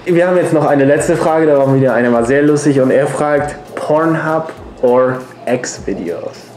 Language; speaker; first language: German; native; German